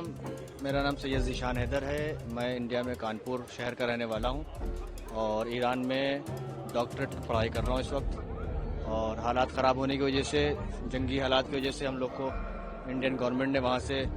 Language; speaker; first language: Hindi; native; Hindi